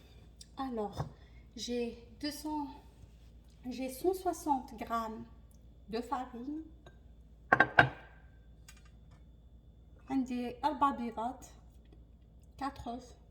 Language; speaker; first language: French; non-native, local second language; Arabic